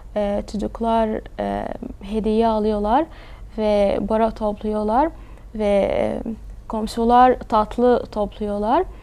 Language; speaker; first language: Turkish; early bilingual, other home language; Arabic